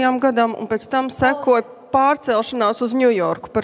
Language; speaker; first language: Latvian; native; Latvian